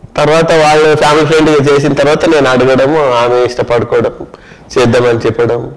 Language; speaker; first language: Telugu; non-native, local second language; Kannada